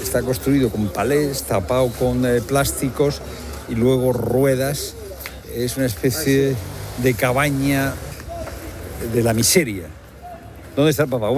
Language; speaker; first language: Spanish; native; Spanish